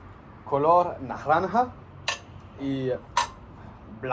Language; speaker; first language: Spanish; non-native, learner; French